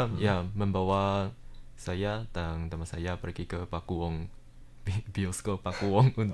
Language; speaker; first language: Indonesian; early bilingual, heritage; Indonesian